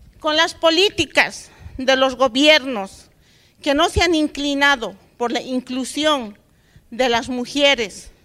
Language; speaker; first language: Spanish; non-native, local second language; Aymara